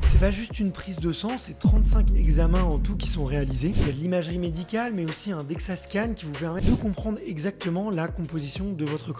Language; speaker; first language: French; native; French